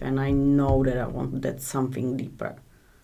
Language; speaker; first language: English; non-native, learner; Czech